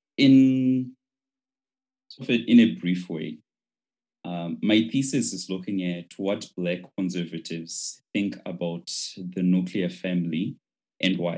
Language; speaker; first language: English; non-native, local second language; Shona